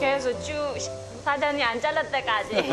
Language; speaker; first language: Korean; non-native, learner; Burmese